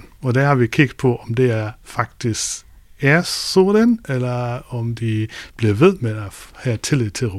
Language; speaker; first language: Danish; non-native, fluent; German